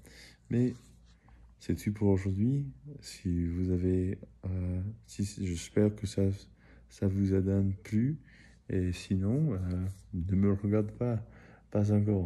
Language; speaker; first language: French; early bilingual, heritage; English